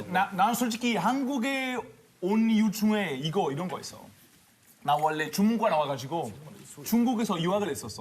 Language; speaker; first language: Korean; non-native, fluent; Italian